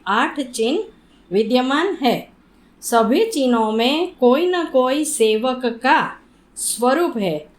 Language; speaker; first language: Hindi; non-native, local second language; Gujarati